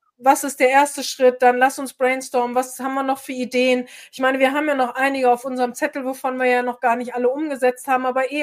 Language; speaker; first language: German; native; German